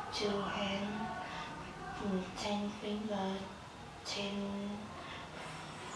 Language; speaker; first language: English; non-native, learner; Vietnamese